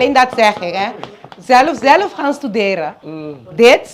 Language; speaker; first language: Dutch; non-native, local second language; Papiamento